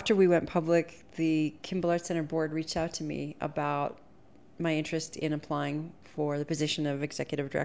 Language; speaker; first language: English; native; English